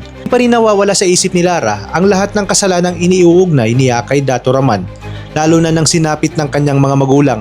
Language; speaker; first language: Filipino; native; Filipino